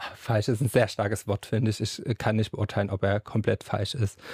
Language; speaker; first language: German; native; German